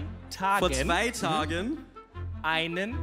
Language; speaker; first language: German; native; German